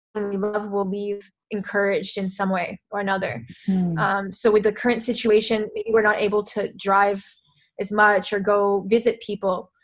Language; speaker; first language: English; native; English